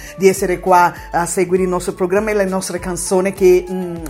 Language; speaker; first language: Italian; non-native, fluent; Portuguese